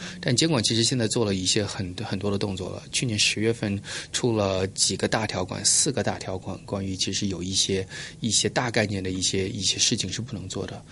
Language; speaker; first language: Chinese; early bilingual, heritage; Chinese